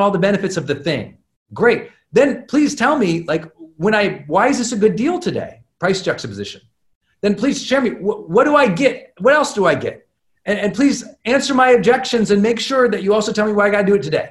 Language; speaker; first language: English; native; English